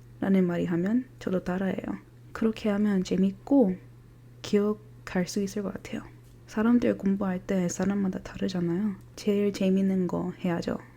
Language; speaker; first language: Korean; non-native, fluent; English